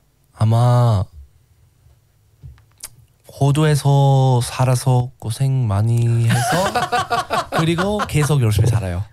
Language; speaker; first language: Korean; non-native, learner; English